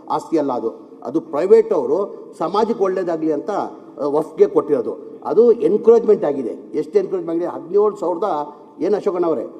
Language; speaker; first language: Kannada; non-native, local second language; Urdu